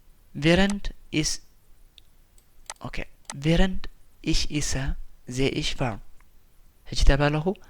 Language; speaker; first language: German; non-native, fluent; Tigrinya